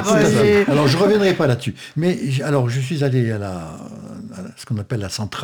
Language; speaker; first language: French; native; French